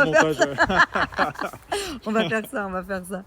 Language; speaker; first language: French; non-native, fluent; Portuguese